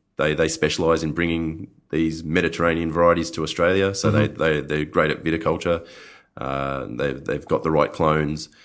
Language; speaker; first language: English; native; English